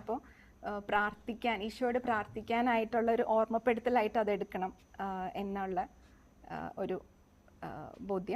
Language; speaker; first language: Malayalam; native; Malayalam